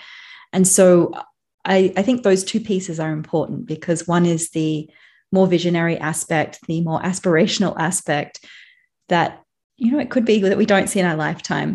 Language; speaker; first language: English; native; English